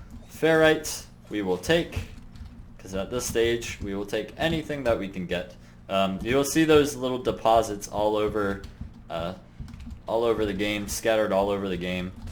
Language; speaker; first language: English; native; English